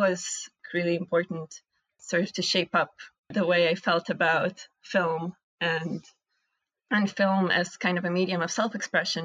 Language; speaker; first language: English; non-native, fluent; Russian